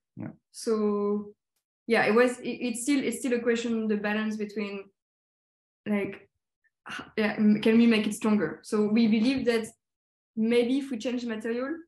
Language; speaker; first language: English; non-native, fluent; French